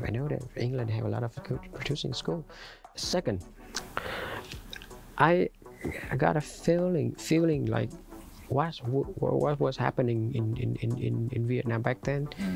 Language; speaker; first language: English; non-native, fluent; Vietnamese